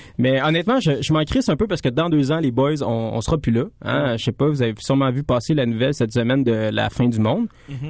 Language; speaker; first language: French; native; French